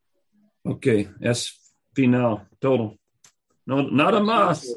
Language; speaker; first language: Spanish; non-native, learner; English